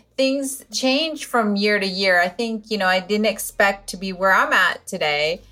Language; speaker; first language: English; non-native, fluent; Spanish